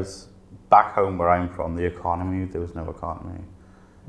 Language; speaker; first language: English; native; English